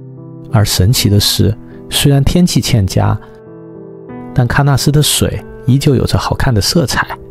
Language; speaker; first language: Chinese; native; Chinese